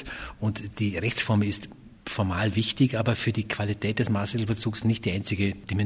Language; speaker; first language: German; native; German